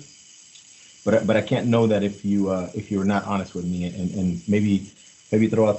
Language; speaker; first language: English; native; English